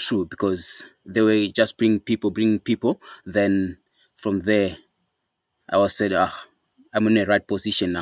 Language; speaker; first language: English; non-native, local second language; Shona